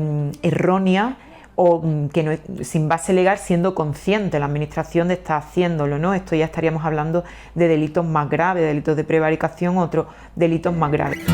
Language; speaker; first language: Spanish; native; Spanish